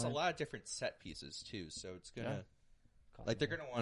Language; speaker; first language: English; native; English